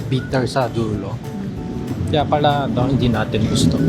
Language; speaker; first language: Filipino; non-native, learner; Korean